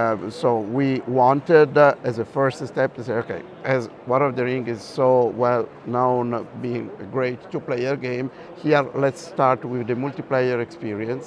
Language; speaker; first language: English; non-native, fluent; Italian